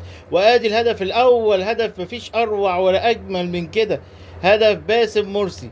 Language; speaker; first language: Arabic; native; Arabic